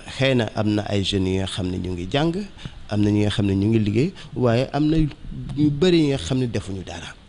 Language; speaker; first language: Wolof; non-native, local second language; Mandingo